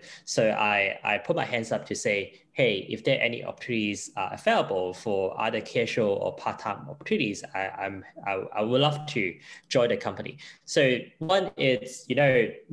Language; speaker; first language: English; non-native, local second language; Cantonese